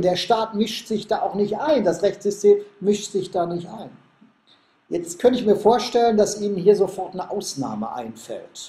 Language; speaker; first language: German; native; German